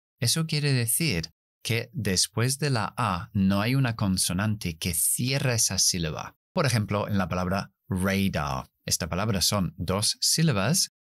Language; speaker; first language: Spanish; non-native, fluent; English